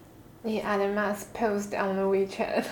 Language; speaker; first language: Spanish; non-native, learner; Chinese